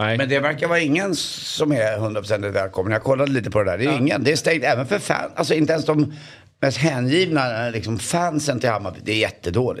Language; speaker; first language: Swedish; native; Swedish